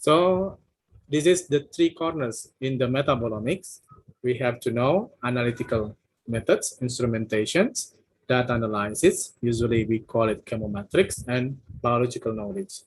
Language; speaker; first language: English; non-native, fluent; Indonesian